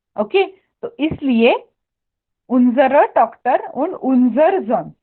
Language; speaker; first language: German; non-native, fluent; Hindi